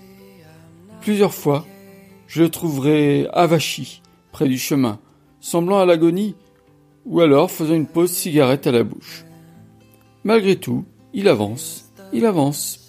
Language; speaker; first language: French; native; French